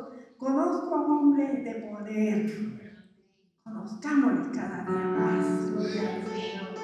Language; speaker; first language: Spanish; native; Spanish